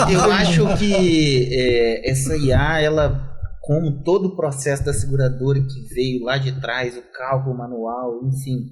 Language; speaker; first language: Portuguese; native; Portuguese